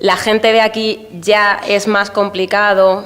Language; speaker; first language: Spanish; native; Spanish